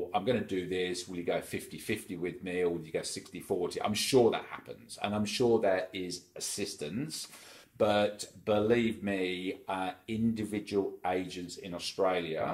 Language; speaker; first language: English; native; English